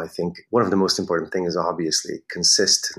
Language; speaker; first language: English; non-native, fluent; Hungarian